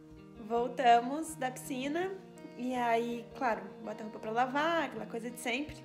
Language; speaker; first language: Portuguese; native; Portuguese